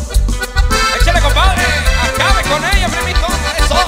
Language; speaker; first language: Spanish; native; Spanish